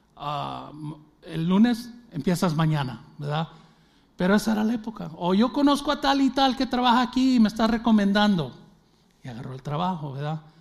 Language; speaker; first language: Spanish; early bilingual, heritage; Spanish